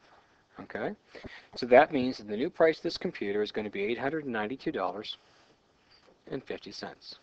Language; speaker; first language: English; native; English